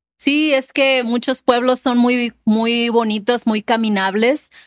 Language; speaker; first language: Spanish; native; Spanish